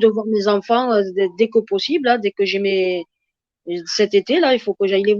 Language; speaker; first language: French; native; French